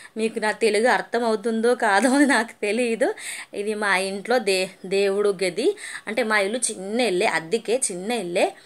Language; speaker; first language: Telugu; non-native, learner; Malayalam